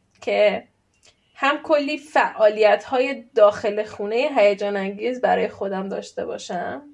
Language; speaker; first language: Persian; native; Persian